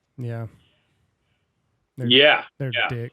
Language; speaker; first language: English; native; English